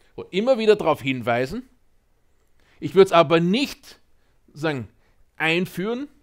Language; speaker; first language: German; native; German